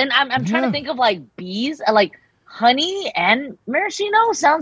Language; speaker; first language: English; early bilingual, other home language; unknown